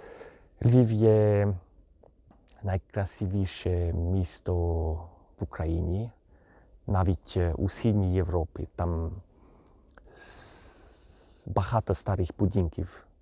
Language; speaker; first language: Ukrainian; non-native, fluent; Hungarian